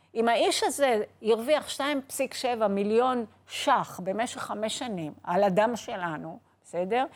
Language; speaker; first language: Hebrew; native; Hebrew